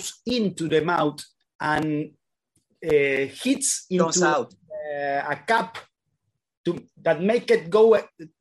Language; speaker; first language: English; non-native, learner; Spanish